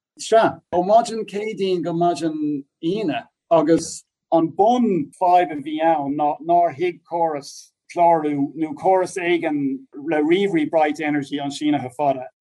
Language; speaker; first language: Irish; non-native, local second language; English